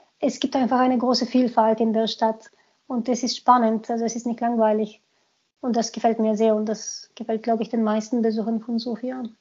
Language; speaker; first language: German; non-native, fluent; Bulgarian